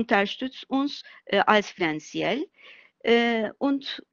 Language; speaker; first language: German; non-native, fluent; Turkish